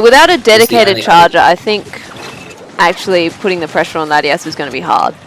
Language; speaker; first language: English; native; English